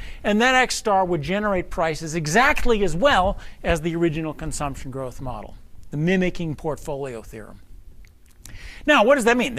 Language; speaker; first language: English; native; English